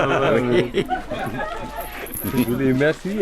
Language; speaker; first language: French; non-native, learner; Persian